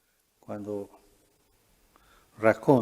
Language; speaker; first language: Italian; early bilingual, heritage; Spanish